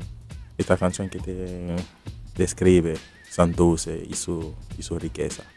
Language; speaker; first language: Spanish; non-native, fluent; Haitian Creole